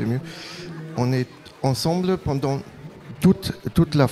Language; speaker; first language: French; non-native, learner; German